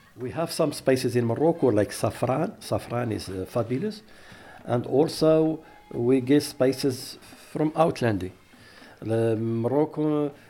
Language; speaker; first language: English; non-native, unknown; Arabic